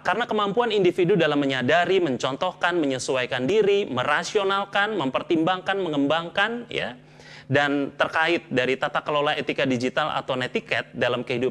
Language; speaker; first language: Indonesian; native; Indonesian